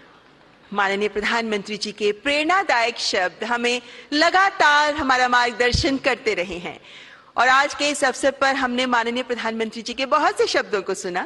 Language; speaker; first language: Hindi; native; Hindi